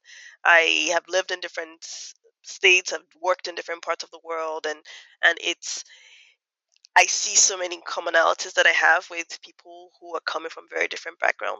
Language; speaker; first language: English; non-native, local second language; Yoruba